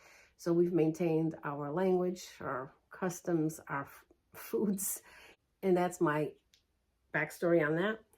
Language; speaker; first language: English; early bilingual, other home language; Portuguese